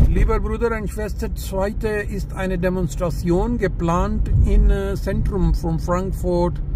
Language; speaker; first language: German; non-native, learner; Urdu